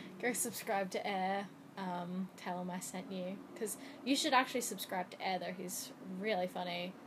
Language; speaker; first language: English; native; English